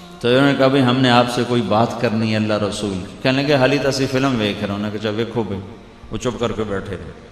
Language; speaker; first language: Urdu; non-native, local second language; Punjabi